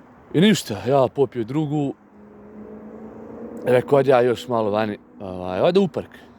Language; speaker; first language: Bosnian; native; Bosnian